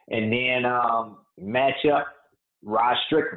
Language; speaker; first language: English; native; English